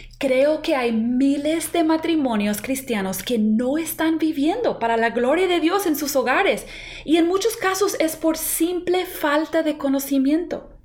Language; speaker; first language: Spanish; non-native, fluent; English